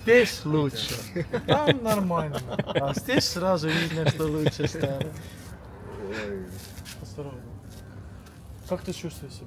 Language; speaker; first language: Russian; non-native, fluent; Estonian